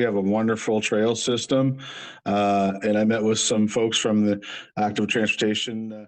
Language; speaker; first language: English; native; English